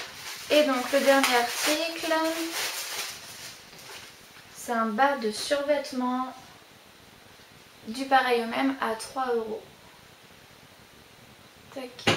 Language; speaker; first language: French; native; French